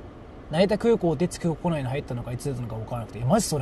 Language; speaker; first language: Japanese; native; Japanese